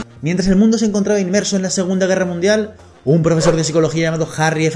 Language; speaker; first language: Spanish; native; Spanish